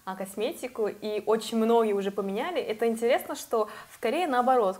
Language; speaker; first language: Russian; non-native, fluent; Korean